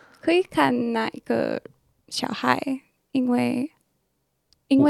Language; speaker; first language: Chinese; non-native, learner; English